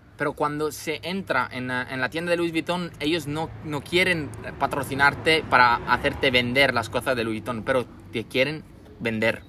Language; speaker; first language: Spanish; non-native, fluent; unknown